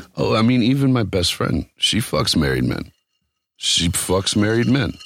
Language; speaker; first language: English; native; English